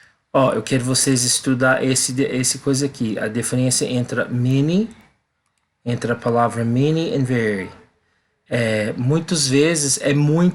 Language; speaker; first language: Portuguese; non-native, learner; English